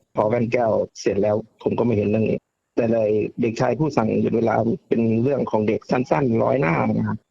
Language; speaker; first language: Thai; native; Thai